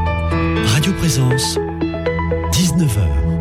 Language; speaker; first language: French; native; French